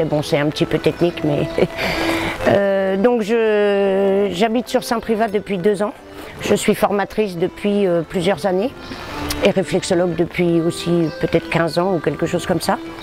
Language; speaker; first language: French; native; French